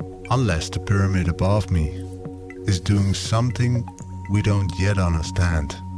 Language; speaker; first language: English; non-native, fluent; Dutch